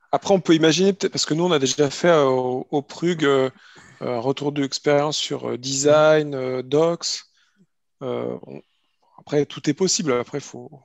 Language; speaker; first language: French; native; French